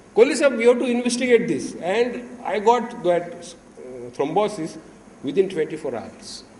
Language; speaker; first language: English; non-native, local second language; Marathi